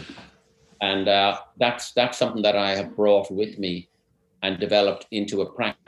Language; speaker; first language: English; native; English